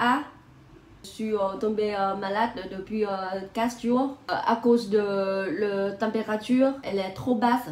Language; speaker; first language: French; non-native, learner; Vietnamese